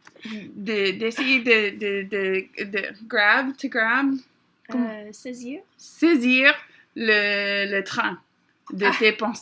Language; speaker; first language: French; non-native, learner; English